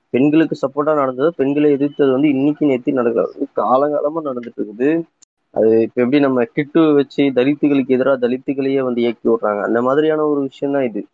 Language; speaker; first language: Tamil; native; Tamil